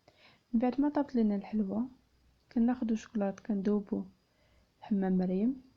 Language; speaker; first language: Arabic; native; Arabic